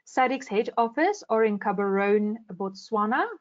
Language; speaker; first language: English; non-native, local second language; Afrikaans